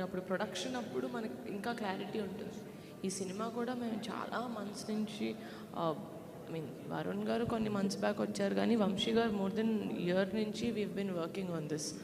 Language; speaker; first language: Telugu; native; Telugu